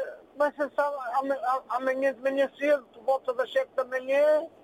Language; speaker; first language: Portuguese; native; Portuguese